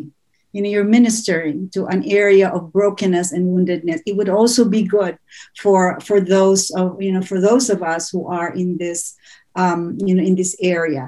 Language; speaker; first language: English; non-native, local second language; Filipino